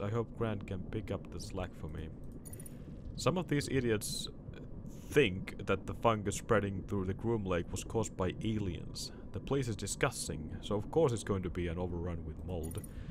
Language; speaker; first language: English; non-native, fluent; Finnish